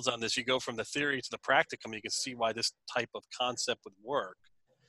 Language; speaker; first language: English; native; English